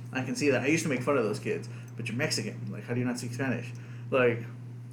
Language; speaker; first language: English; early bilingual, other home language; Spanish